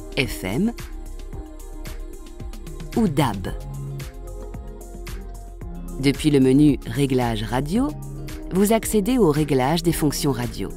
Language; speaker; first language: French; native; French